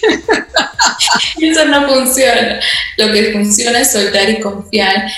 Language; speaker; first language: Spanish; native; Spanish